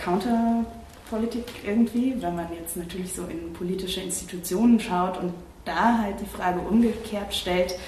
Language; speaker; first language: German; native; German